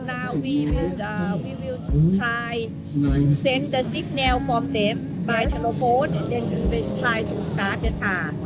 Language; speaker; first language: English; non-native, learner; Thai